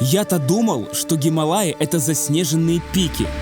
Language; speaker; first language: Russian; native; Russian